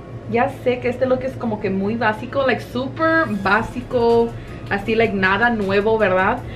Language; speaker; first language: Spanish; early bilingual, heritage; Spanish